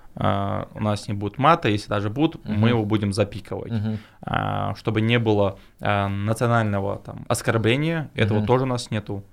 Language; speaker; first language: Russian; non-native, local second language; Chechen